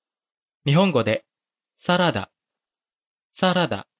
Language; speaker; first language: Japanese; non-native, fluent; Indonesian